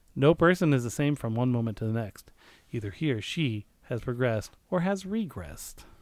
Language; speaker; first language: English; early bilingual, other home language; Slovenian